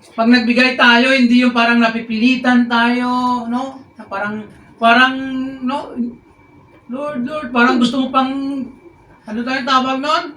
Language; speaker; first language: Filipino; non-native, local second language; Hiligaynon